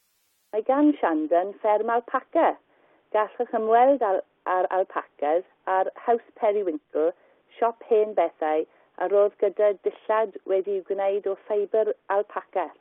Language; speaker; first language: Welsh; non-native, learner; English